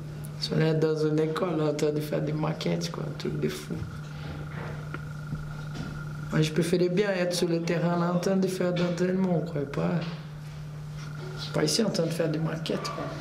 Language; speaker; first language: French; native; French